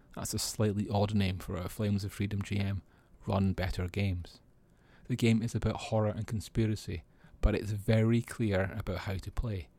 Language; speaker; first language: English; native; English